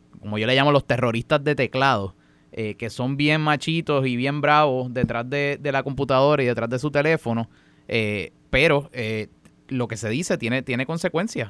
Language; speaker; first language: Spanish; native; Spanish